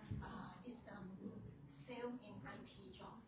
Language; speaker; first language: English; non-native, learner; Vietnamese